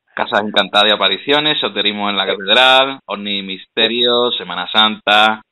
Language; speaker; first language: Spanish; native; Spanish